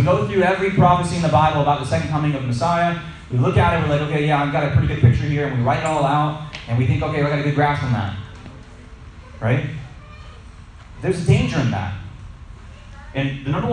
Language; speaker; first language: English; native; English